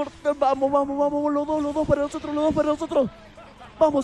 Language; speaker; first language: Spanish; native; Spanish